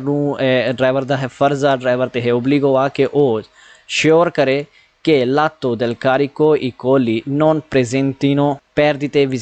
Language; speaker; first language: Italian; non-native, fluent; Punjabi